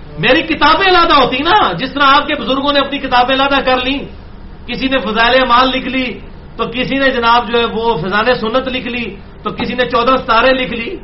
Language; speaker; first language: Urdu; non-native, local second language; Punjabi